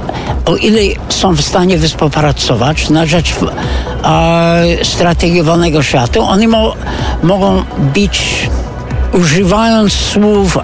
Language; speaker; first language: Polish; non-native, fluent; English